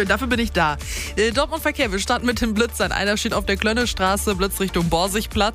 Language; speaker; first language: German; native; German